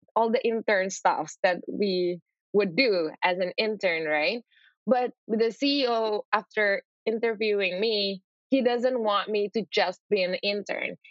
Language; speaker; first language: English; non-native, fluent; Indonesian